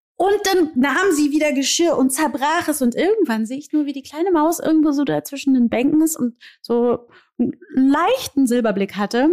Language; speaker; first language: German; early bilingual, other home language; Portuguese